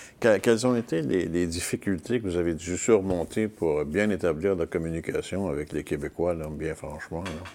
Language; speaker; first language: French; native; French